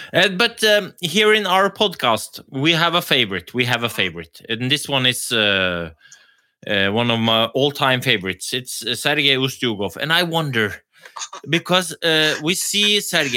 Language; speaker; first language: English; non-native, fluent; Norwegian